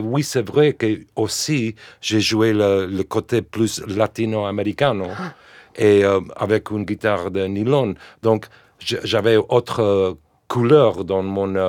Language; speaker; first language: French; non-native, fluent; English